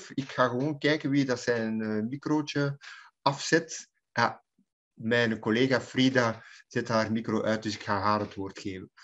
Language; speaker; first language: Dutch; native; Dutch